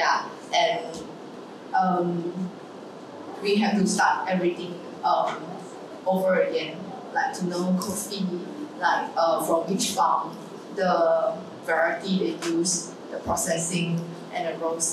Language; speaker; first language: English; non-native, local second language; Chinese